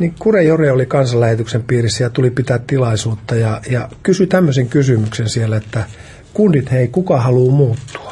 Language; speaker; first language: Finnish; native; Finnish